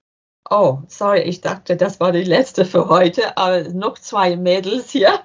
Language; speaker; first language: German; non-native, learner; English